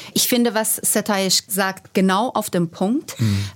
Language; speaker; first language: German; non-native, fluent; Persian